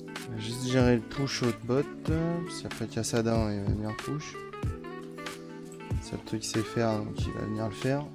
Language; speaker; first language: French; native; French